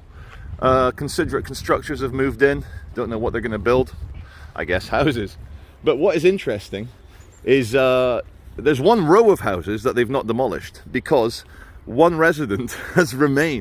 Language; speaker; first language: English; native; English